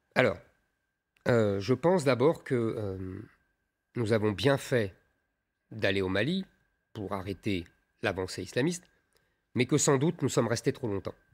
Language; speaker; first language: French; native; French